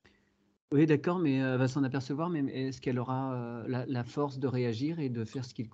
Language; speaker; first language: French; native; French